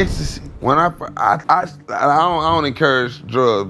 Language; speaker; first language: English; native; English